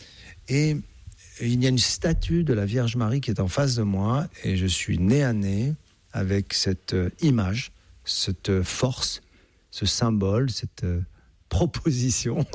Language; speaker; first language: French; native; French